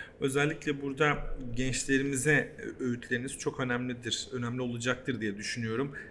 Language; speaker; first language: Turkish; early bilingual, heritage; Turkish